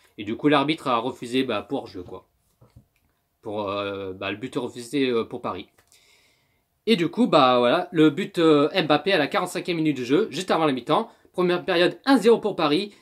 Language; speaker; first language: French; native; French